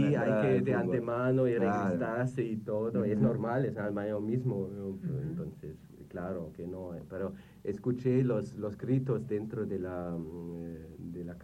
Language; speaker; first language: Spanish; non-native, fluent; German